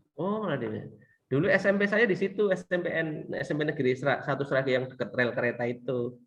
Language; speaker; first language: Indonesian; native; Indonesian